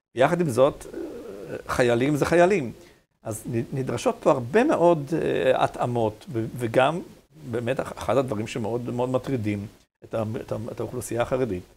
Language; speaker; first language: Hebrew; native; Hebrew